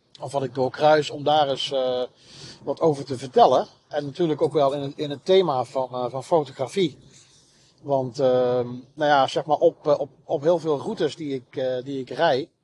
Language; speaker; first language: Dutch; native; Dutch